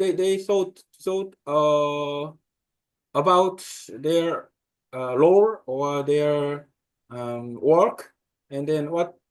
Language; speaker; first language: English; non-native, learner; Korean